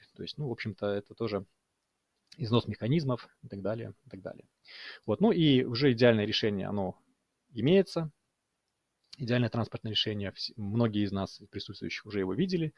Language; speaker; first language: Russian; native; Russian